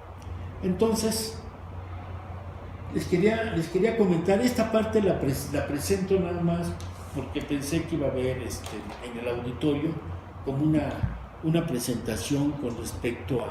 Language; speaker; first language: Spanish; native; Spanish